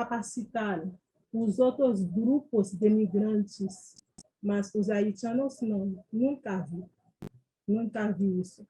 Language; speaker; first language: Portuguese; non-native, fluent; Haitian Creole